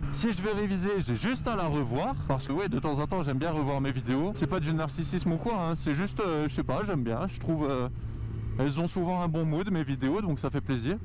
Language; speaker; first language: French; native; French